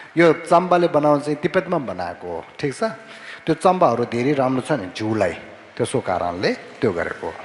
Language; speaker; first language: Nepali; non-native, fluent; Tibetan